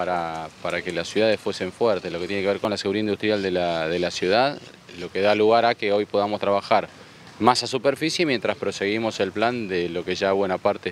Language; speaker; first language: Spanish; native; Spanish